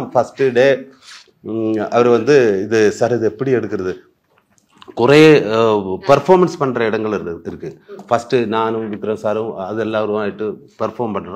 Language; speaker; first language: Tamil; non-native, learner; Malayalam